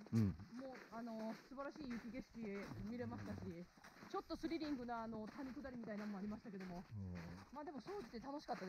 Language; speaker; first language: Japanese; native; Japanese